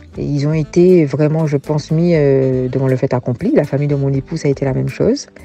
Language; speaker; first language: French; native; French